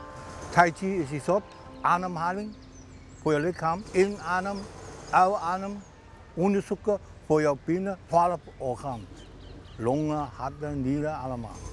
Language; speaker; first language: Dutch; non-native, learner; Cantonese